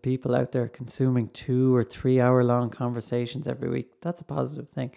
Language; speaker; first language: English; native; English